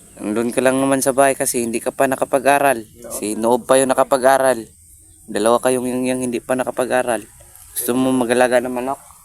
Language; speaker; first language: Filipino; non-native, local second language; Cebuano